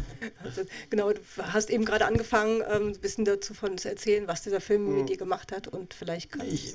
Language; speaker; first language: German; native; German